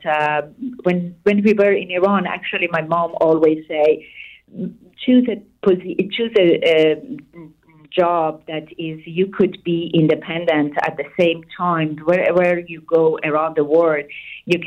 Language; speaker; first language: English; non-native, fluent; Persian